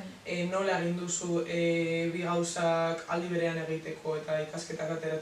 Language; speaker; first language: Basque; non-native, local second language; Spanish